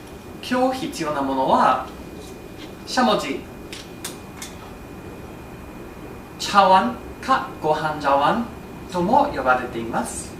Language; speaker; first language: Japanese; non-native, fluent; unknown